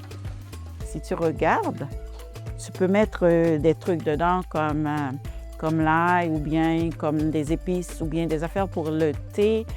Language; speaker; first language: French; non-native, local second language; Haitian Creole